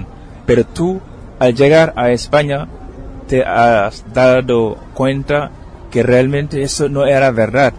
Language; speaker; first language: Spanish; non-native, fluent; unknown